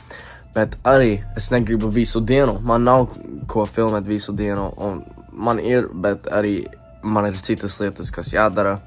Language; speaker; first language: Latvian; early bilingual, heritage; English